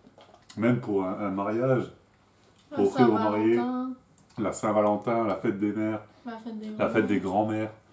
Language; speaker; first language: French; native; French